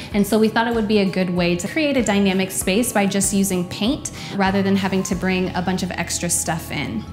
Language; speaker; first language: English; native; English